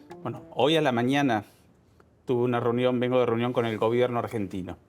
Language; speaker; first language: Spanish; native; Spanish